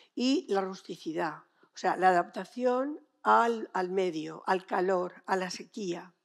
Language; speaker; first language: Spanish; native; Spanish